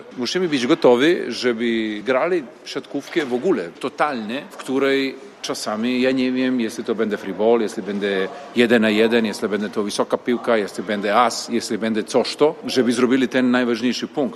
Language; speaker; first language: Polish; non-native, fluent; Serbian